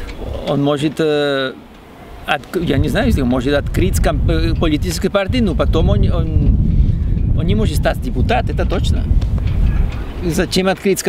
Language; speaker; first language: Russian; non-native, learner; Spanish